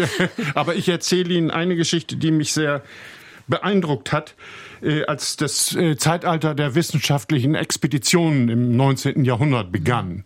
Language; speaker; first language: German; native; German